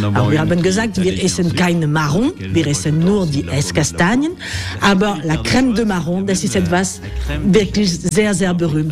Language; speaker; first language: German; non-native, learner; French